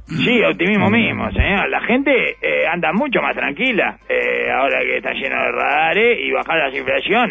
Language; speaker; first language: Spanish; native; Spanish